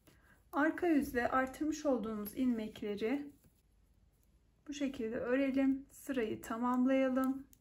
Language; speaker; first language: Turkish; native; Turkish